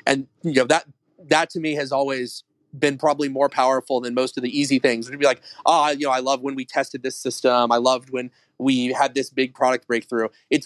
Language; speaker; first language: English; native; English